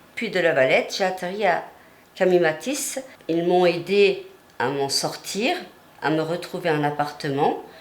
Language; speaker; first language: French; native; French